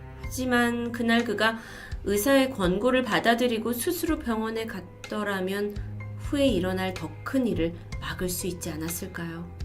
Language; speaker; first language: Korean; native; Korean